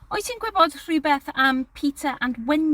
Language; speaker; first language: Welsh; non-native, learner; English